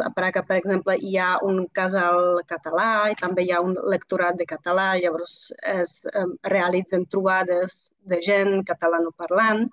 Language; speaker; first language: Catalan; non-native, fluent; Czech